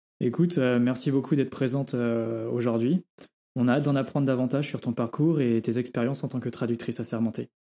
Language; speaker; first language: French; native; French